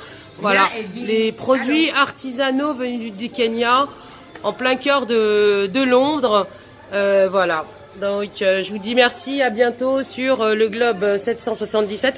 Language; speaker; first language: French; native; French